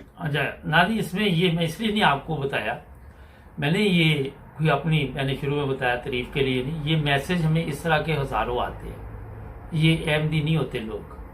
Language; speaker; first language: Urdu; native; Urdu